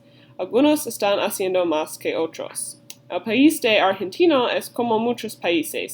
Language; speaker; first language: Spanish; non-native, learner; English